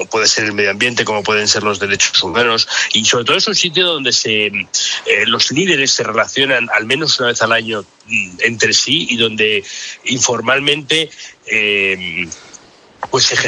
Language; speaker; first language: Spanish; native; Spanish